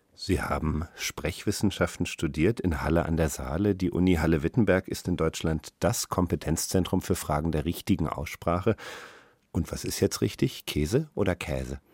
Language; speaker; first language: German; native; German